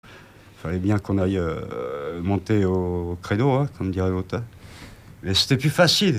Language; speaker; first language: French; native; French